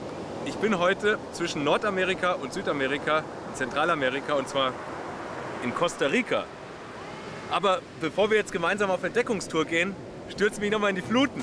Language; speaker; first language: German; native; German